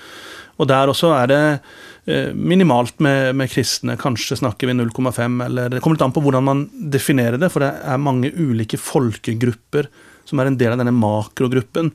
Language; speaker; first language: Norwegian; native; Norwegian